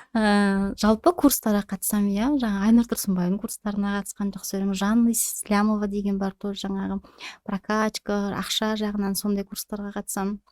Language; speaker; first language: Kazakh; native; Kazakh